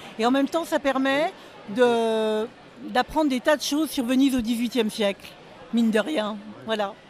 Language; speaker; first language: French; native; French